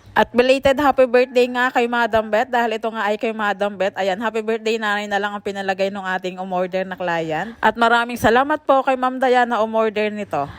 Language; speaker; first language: Filipino; native; Filipino